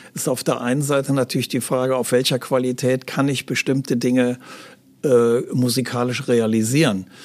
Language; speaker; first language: German; native; German